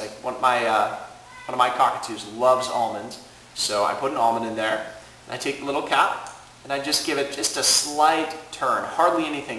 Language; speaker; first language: English; native; English